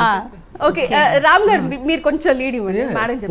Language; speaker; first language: Telugu; native; Telugu